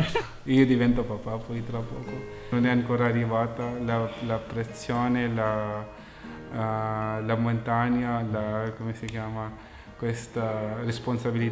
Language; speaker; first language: Italian; non-native, fluent; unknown